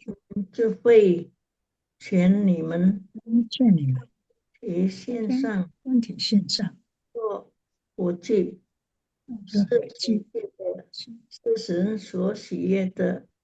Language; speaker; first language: Chinese; non-native, learner; Indonesian